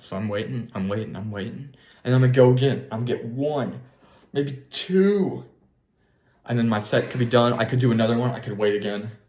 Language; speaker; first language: English; native; English